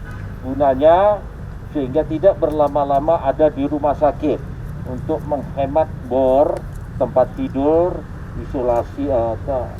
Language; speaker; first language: Indonesian; native; Indonesian